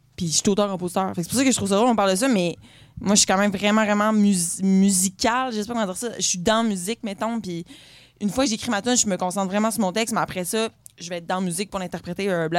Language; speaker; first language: French; native; French